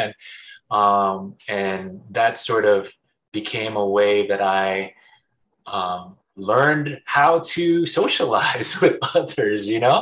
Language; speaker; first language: English; native; English